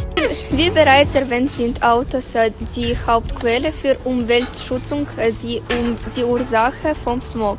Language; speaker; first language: German; non-native, learner; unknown